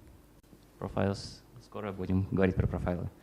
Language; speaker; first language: Russian; native; Russian